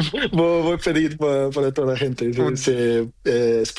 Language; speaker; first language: Spanish; non-native, learner; Portuguese